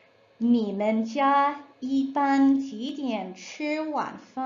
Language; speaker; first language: Chinese; non-native, fluent; English